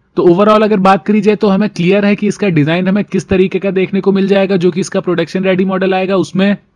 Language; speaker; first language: Hindi; native; Hindi